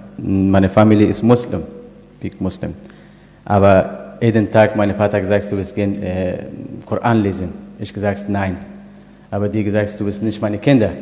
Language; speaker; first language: German; non-native, learner; Persian